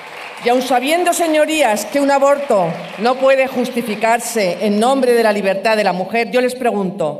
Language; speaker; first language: Spanish; native; Spanish